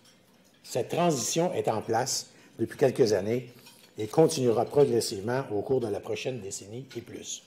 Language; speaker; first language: French; native; French